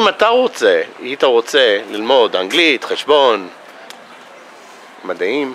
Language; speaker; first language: Hebrew; non-native, fluent; English